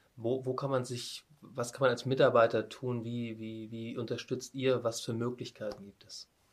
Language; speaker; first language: German; native; German